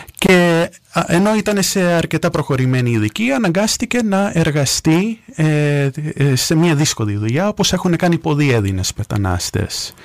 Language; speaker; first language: Greek; early bilingual, heritage; Greek